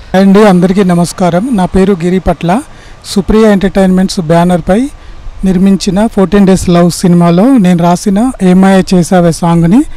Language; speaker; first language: Telugu; native; Telugu